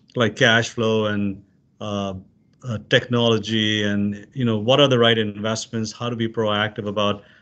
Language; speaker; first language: English; non-native, local second language; Urdu